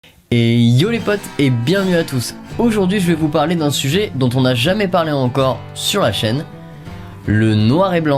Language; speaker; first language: French; native; French